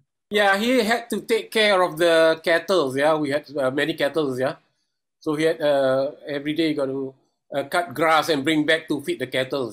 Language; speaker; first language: English; non-native, local second language; Malay